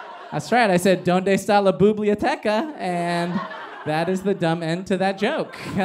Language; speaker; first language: English; early bilingual, other home language; Spanish